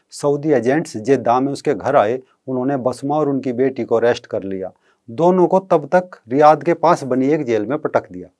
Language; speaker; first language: Hindi; native; Hindi